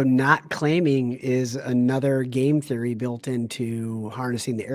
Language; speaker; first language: English; native; English